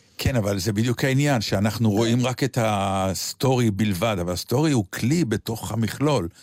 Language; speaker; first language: Hebrew; native; Hebrew